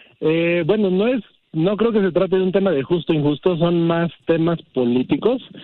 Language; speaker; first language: Spanish; early bilingual, heritage; Spanish